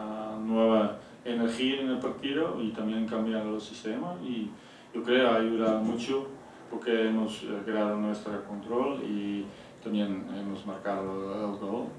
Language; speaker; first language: Spanish; non-native, fluent; Dutch